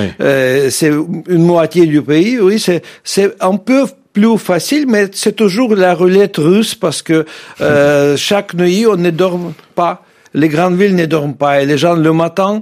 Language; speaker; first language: French; non-native, fluent; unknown